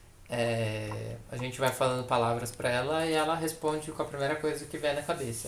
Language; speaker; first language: Portuguese; native; Portuguese